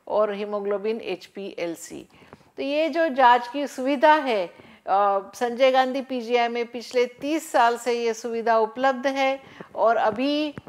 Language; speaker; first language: Hindi; non-native, local second language; Marathi